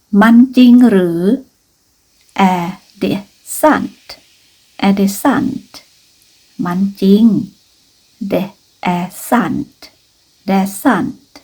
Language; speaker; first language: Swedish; non-native, fluent; Thai